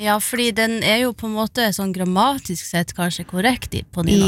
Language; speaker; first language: Norwegian; native; Norwegian